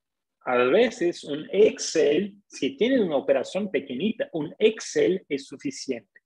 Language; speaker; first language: Spanish; non-native, fluent; Portuguese